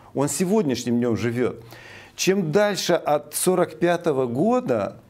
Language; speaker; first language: Russian; non-native, local second language; Romanian